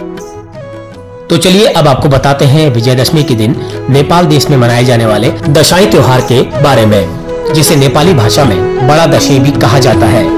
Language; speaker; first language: Hindi; native; Hindi